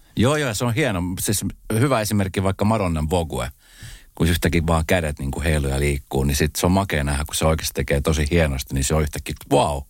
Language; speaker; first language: Finnish; native; Finnish